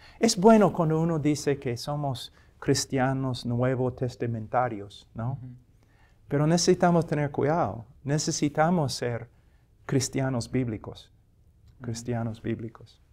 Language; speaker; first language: Spanish; non-native, fluent; English